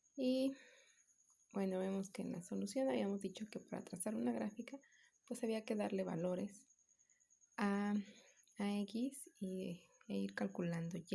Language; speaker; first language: Spanish; native; Spanish